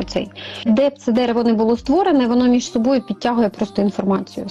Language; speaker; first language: Ukrainian; native; Ukrainian